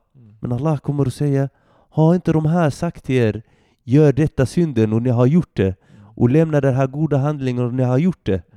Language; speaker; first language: Swedish; early bilingual, other home language; Arabic